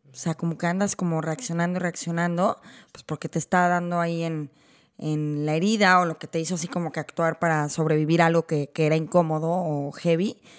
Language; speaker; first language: Spanish; native; Spanish